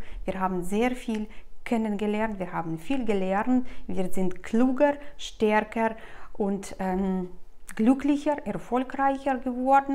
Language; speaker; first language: German; non-native, fluent; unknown